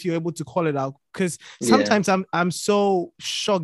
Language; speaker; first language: English; non-native, local second language; Akan